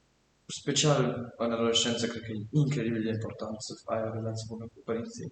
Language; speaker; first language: Romanian; early bilingual, heritage; German